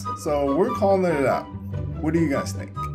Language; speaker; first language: English; native; English